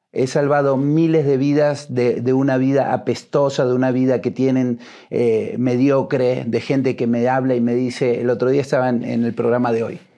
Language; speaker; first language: Spanish; native; Spanish